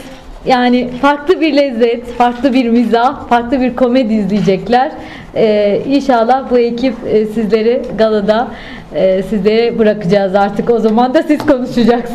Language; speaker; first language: Turkish; native; Turkish